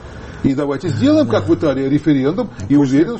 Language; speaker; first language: Russian; native; Russian